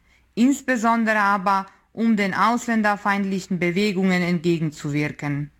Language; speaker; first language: German; non-native, fluent; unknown